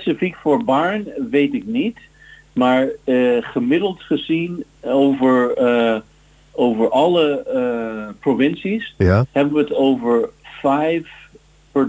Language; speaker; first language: Dutch; non-native, fluent; English